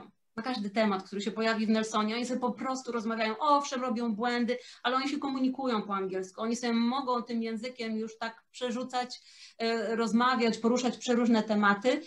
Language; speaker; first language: Polish; native; Polish